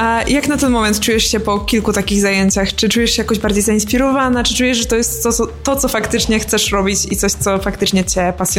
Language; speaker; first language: Polish; native; Polish